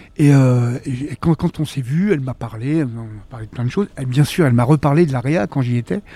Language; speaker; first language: French; native; French